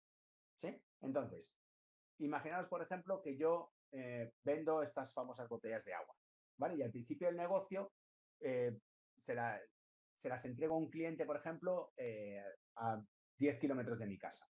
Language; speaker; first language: Spanish; native; Spanish